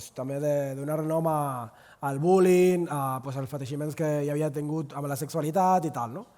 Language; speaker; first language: Catalan; non-native, local second language; Spanish